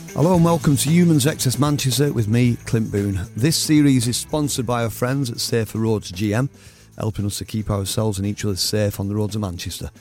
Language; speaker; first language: English; native; English